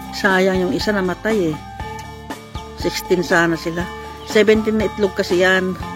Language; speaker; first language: Filipino; non-native, local second language; Iloko